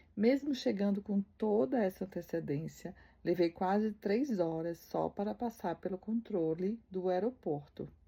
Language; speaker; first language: Portuguese; native; Portuguese